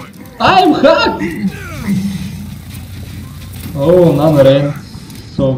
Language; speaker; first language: English; non-native, learner; Russian